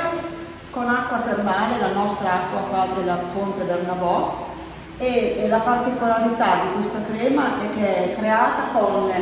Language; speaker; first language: Italian; native; Italian